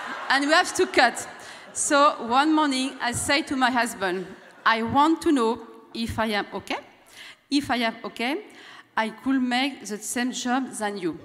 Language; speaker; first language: English; non-native, learner; French